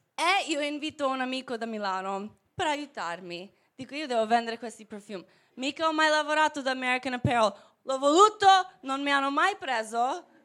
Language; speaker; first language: Italian; native; Italian